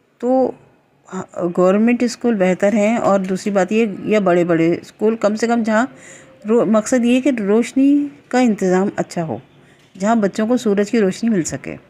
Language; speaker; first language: Urdu; native; Urdu